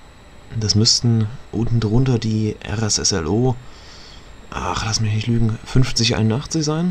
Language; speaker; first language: German; native; German